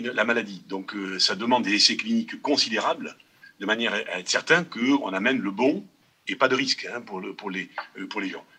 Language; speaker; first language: French; native; French